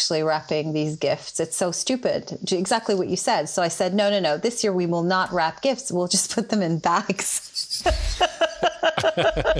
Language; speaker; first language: English; non-native, fluent; Hebrew